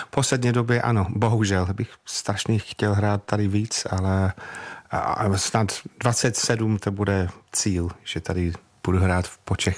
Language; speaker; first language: Czech; non-native, fluent; English